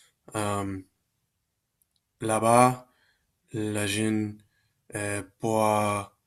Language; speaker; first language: French; non-native, learner; Spanish